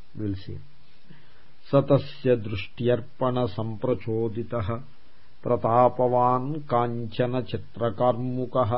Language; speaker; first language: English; non-native, local second language; Telugu